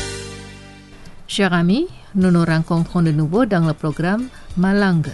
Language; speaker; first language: French; non-native, fluent; Indonesian